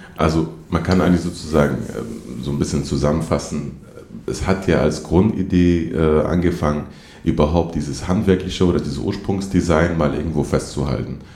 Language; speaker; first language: German; native; German